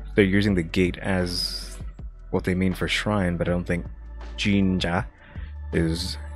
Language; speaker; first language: English; native; English